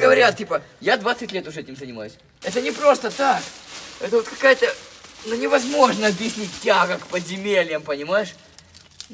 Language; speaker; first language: Russian; native; Russian